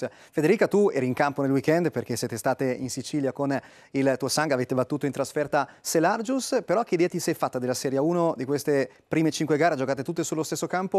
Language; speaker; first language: Italian; native; Italian